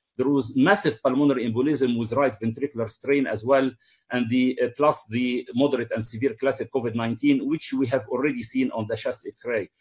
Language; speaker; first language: English; non-native, fluent; Arabic